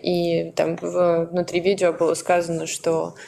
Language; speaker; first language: Russian; native; Russian